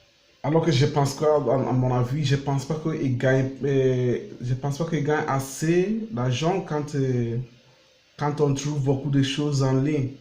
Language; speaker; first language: French; non-native, learner; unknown